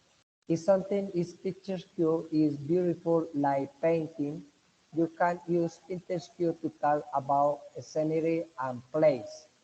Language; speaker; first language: English; non-native, learner; Spanish